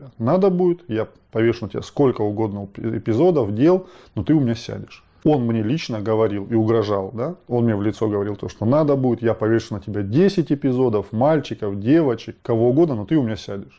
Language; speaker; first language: Russian; native; Russian